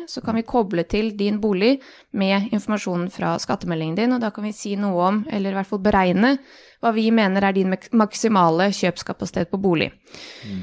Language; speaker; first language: Norwegian; early bilingual, other home language; Bosnian